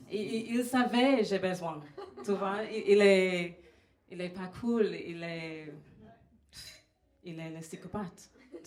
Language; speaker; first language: French; non-native, fluent; English